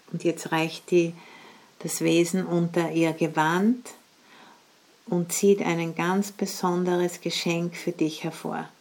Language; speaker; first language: German; native; German